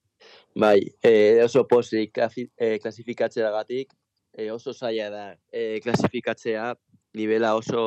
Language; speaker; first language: Basque; non-native, local second language; Spanish